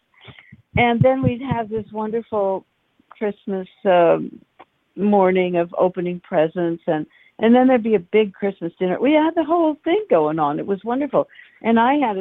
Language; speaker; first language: English; native; English